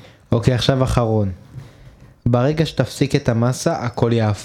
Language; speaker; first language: Hebrew; native; Hebrew